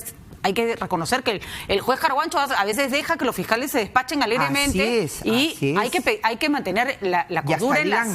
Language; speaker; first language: Spanish; native; Spanish